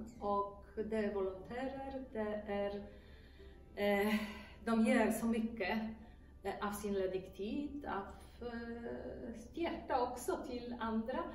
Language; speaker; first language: Swedish; non-native, fluent; Polish